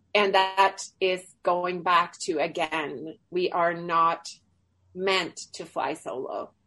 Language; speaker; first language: English; early bilingual, other home language; Swedish